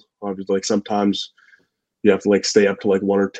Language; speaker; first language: English; native; English